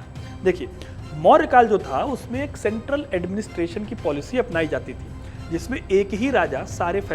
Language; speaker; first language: Hindi; native; Hindi